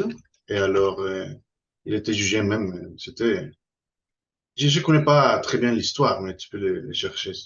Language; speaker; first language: French; non-native, learner; Spanish